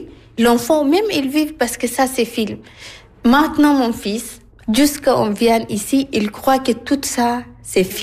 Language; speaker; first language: French; non-native, learner; Arabic